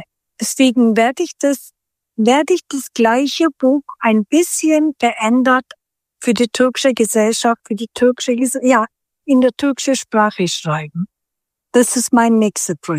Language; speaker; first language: German; early bilingual, other home language; Turkish